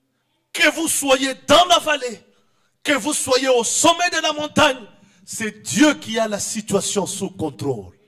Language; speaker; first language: French; non-native, local second language; Swahili